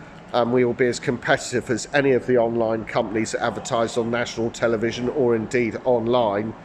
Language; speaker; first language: English; native; English